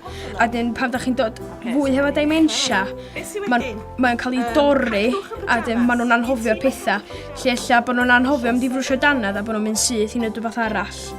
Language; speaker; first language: Welsh; native; Welsh